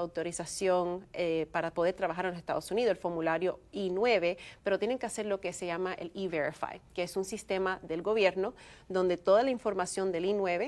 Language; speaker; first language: Spanish; early bilingual, heritage; Spanish